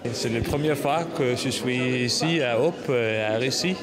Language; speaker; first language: French; non-native, learner; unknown